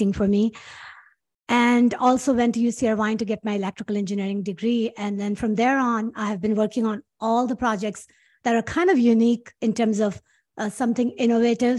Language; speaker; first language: English; non-native, local second language; Urdu